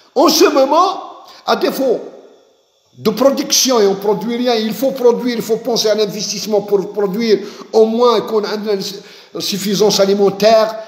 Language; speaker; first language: French; non-native, local second language; Arabic